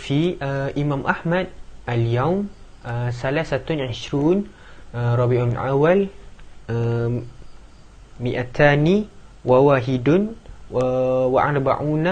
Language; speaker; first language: Arabic; non-native, learner; Malay